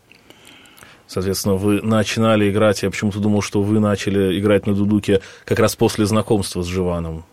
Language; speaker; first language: Russian; native; Russian